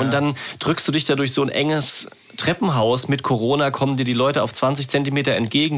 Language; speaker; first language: German; native; German